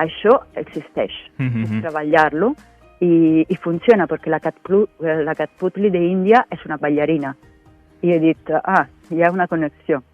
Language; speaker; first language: Catalan; non-native, fluent; Italian